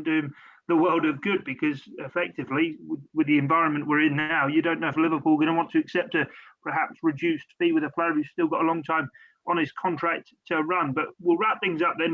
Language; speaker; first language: English; native; English